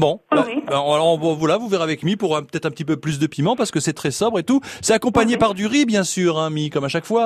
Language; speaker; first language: French; native; French